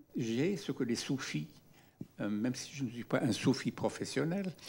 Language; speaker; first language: French; non-native, local second language; Arabic